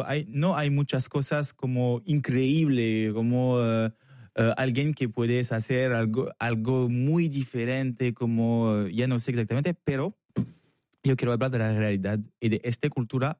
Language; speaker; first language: Spanish; non-native, fluent; French